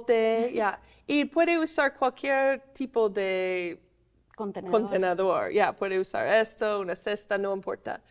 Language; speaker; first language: Spanish; non-native, fluent; English